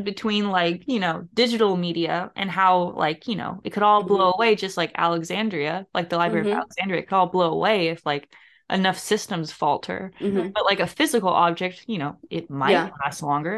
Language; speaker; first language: English; native; English